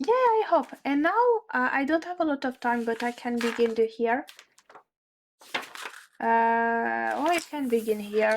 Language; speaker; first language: English; non-native, learner; French